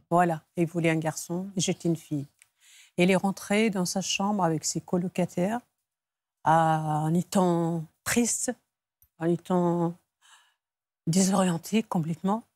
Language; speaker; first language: French; non-native, local second language; Arabic